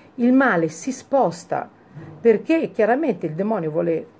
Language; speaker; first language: Italian; native; Italian